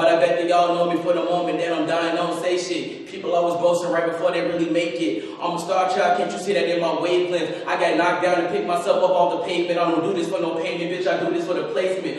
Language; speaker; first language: English; native; English